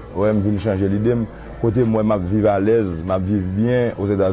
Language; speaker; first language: Haitian Creole; native; Haitian Creole